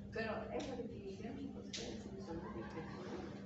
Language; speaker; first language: Spanish; native; Spanish